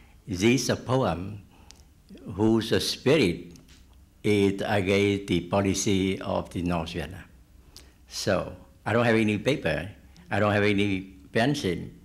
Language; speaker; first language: English; non-native, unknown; Vietnamese